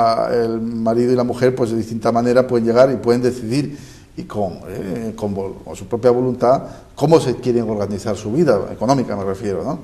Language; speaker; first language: Spanish; native; Spanish